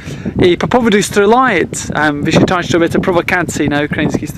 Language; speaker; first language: Russian; non-native, learner; English